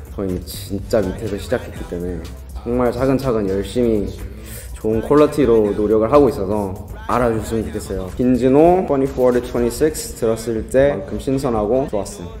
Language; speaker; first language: Korean; early bilingual, heritage; Korean